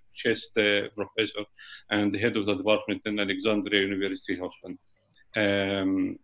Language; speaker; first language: English; non-native, fluent; Arabic